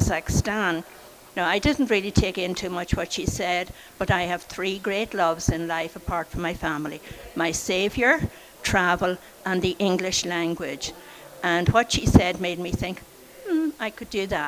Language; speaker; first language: English; native; English